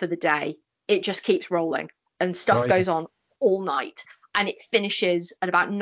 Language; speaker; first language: English; native; English